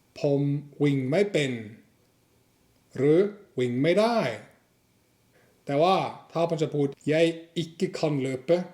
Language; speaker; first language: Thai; non-native, fluent; Norwegian